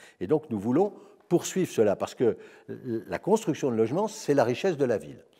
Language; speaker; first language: French; native; French